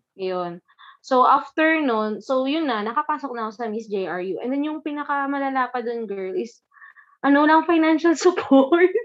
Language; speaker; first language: Filipino; non-native, local second language; Hiligaynon